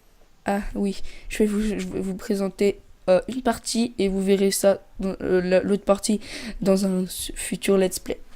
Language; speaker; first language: French; native; French